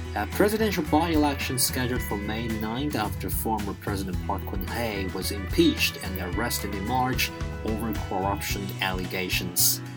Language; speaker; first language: English; non-native, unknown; Chinese